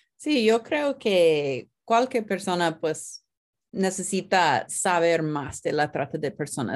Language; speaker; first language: Spanish; non-native, fluent; English